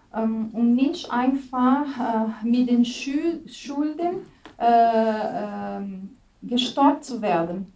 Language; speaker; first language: German; non-native, fluent; Portuguese